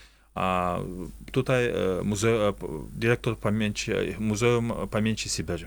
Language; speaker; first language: Polish; non-native, fluent; Kazakh